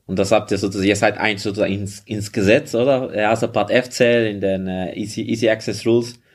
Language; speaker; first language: German; early bilingual, other home language; Spanish